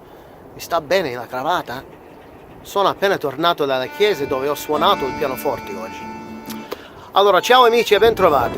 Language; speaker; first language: Italian; non-native, fluent; English